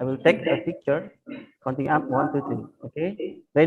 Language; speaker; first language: English; non-native, fluent; Indonesian